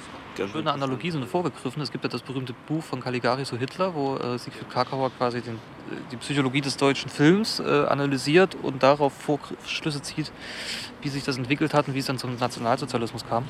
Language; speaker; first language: German; native; German